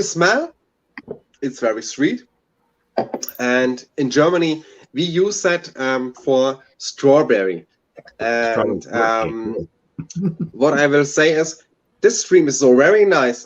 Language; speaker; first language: English; non-native, learner; German